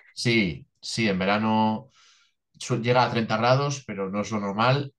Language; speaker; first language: Spanish; native; Spanish